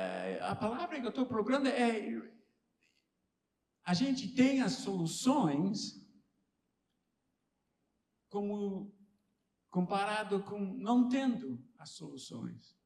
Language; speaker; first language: Portuguese; non-native, fluent; English